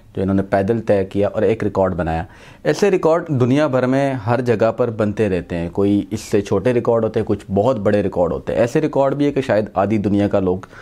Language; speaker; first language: Urdu; non-native, local second language; Punjabi